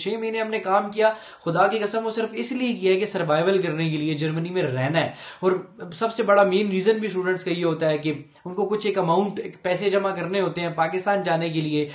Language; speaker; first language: Hindi; non-native, local second language; Punjabi